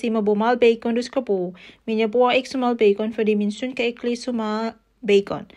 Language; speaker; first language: Danish; non-native, fluent; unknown